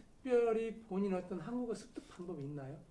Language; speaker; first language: Korean; native; Korean